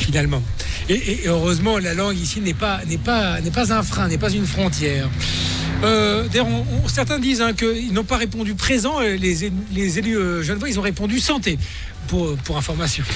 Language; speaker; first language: French; native; French